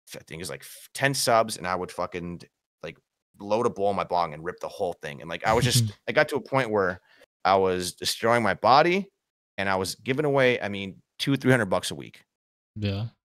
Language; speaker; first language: English; native; English